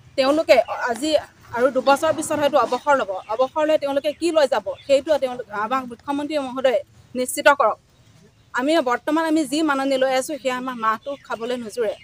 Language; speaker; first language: Assamese; native; Assamese